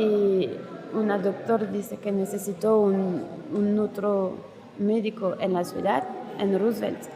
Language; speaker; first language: Spanish; non-native, learner; French